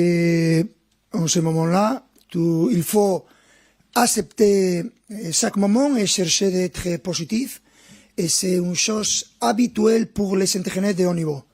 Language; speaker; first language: French; non-native, fluent; Spanish